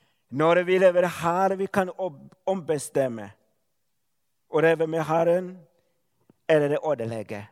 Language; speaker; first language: Norwegian; non-native, learner; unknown